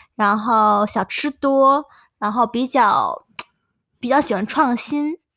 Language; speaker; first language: Chinese; native; Chinese